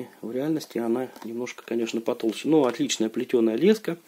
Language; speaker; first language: Russian; native; Russian